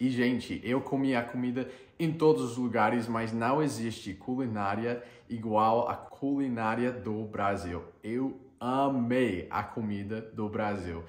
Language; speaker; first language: Portuguese; non-native, fluent; English